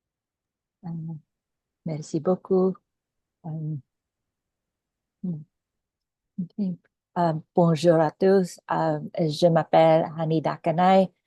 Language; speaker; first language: French; non-native, local second language; Filipino